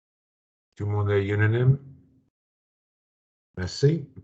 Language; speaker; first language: French; non-native, learner; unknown